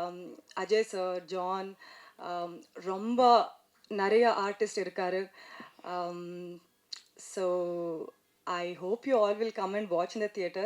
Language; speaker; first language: Tamil; non-native, learner; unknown